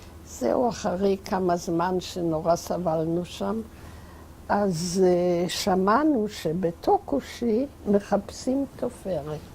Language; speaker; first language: Hebrew; non-native, fluent; Yiddish